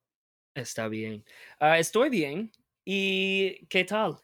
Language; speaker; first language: Spanish; non-native, fluent; English